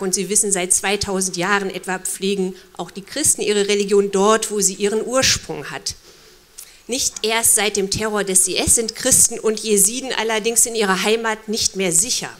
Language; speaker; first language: German; native; German